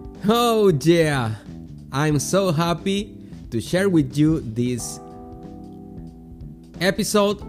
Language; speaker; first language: English; non-native, learner; Spanish